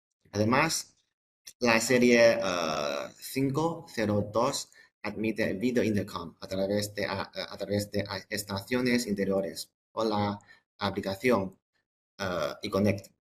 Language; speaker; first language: Spanish; non-native, fluent; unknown